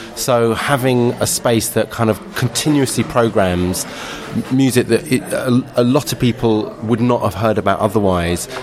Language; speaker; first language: English; native; English